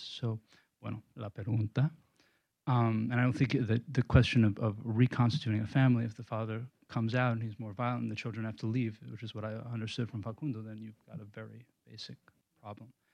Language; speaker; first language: English; native; English